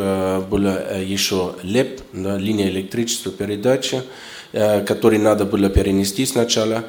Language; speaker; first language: Russian; non-native, fluent; German